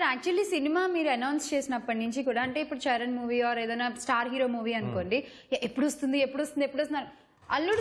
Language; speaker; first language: Telugu; native; Telugu